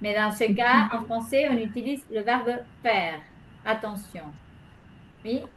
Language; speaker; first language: French; non-native, fluent; Spanish